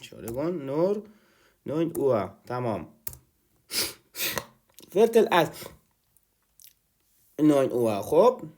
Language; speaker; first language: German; non-native, learner; Persian